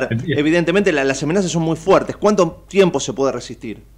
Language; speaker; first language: Spanish; native; Spanish